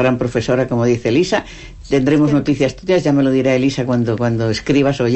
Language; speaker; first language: Spanish; native; Spanish